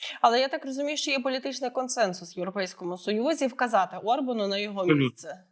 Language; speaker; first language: Ukrainian; native; Ukrainian